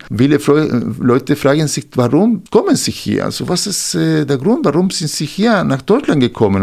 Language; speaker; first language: German; non-native, fluent; Spanish